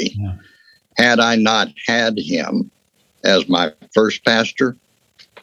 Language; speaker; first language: English; native; English